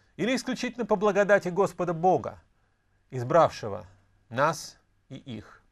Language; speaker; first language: Russian; native; Russian